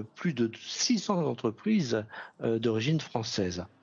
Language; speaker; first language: French; native; French